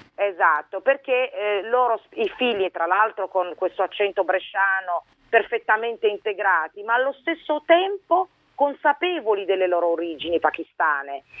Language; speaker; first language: Italian; early bilingual, other home language; Arabic